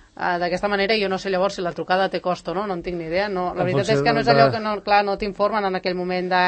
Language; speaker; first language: Catalan; native; Catalan